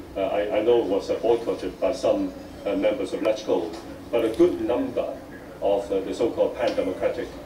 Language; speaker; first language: English; non-native, local second language; Cantonese